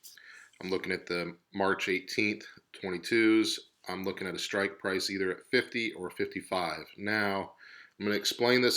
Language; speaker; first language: English; native; English